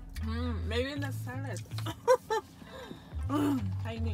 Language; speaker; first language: English; non-native, learner; Spanish